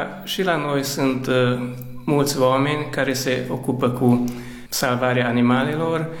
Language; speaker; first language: Romanian; early bilingual, heritage; Romanian